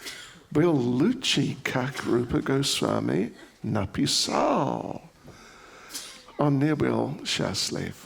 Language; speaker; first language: Russian; non-native, learner; English